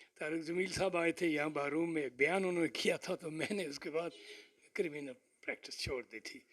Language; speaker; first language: Urdu; non-native, local second language; Pashto